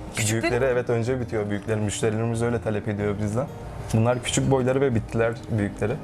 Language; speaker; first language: Turkish; native; Turkish